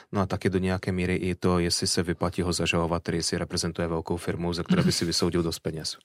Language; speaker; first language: Czech; early bilingual, other home language; Russian